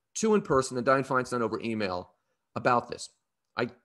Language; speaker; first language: English; native; English